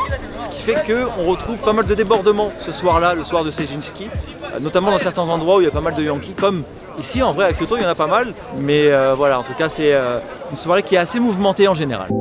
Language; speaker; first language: French; native; French